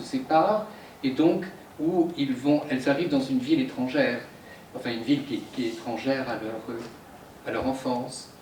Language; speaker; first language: French; native; French